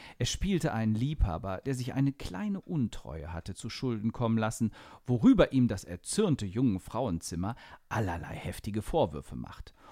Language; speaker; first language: German; native; German